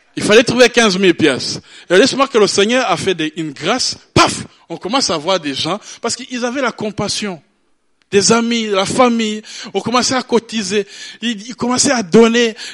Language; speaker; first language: French; non-native, local second language; Rundi